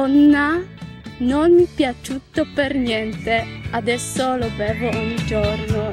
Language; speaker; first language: Italian; non-native, learner; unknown